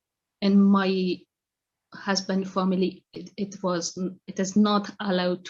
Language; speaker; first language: English; non-native, learner; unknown